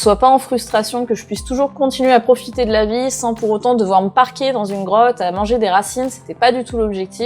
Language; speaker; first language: French; native; French